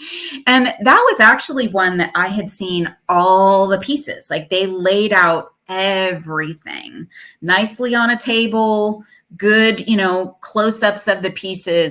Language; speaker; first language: English; native; English